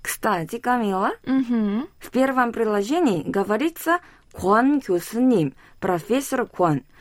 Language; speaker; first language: Russian; non-native, local second language; Korean